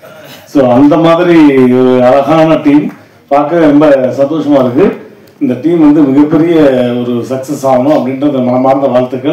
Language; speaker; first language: Tamil; native; Tamil